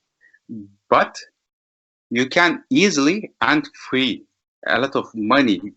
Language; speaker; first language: English; non-native, learner; Turkish